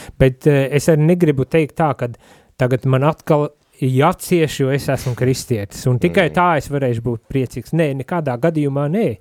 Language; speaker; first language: Latvian; native; Latvian